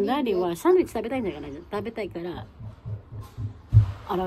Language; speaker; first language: Japanese; non-native, learner; Filipino